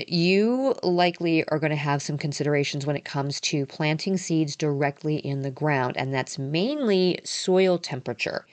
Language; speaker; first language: English; native; English